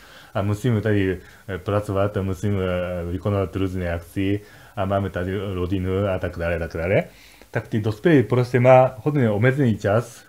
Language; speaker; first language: Czech; non-native, fluent; Japanese